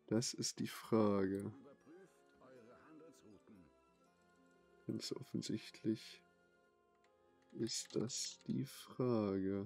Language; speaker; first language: German; native; German